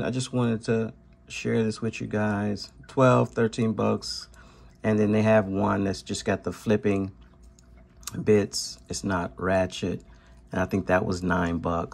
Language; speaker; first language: English; native; English